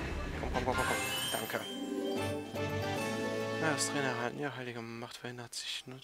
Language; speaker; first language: German; native; German